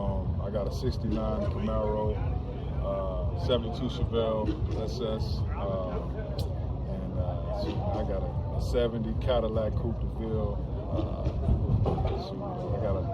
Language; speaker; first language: English; native; English